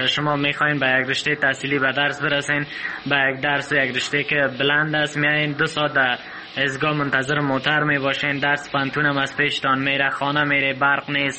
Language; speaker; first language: Persian; native; Persian